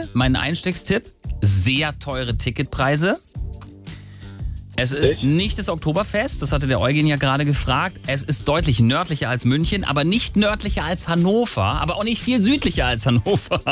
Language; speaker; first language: German; native; German